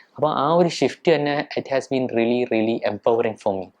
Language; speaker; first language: English; non-native, local second language; Malayalam